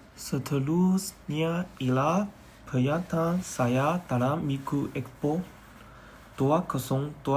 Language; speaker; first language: Malay; non-native, learner; Chinese